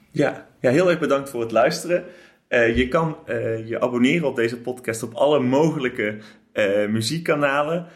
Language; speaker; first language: Dutch; native; Dutch